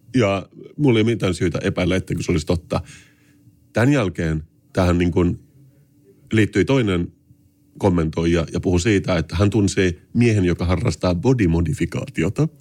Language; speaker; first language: Finnish; native; Finnish